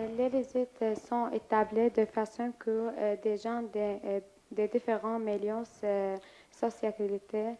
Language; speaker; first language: French; non-native, learner; Arabic